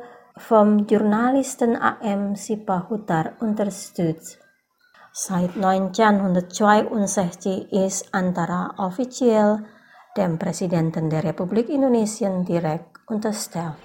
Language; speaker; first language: German; non-native, fluent; Indonesian